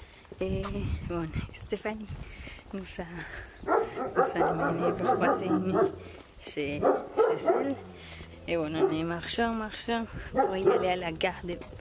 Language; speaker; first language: French; non-native, learner; Spanish